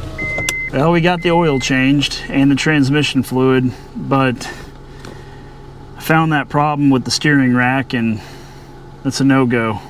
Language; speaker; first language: English; native; English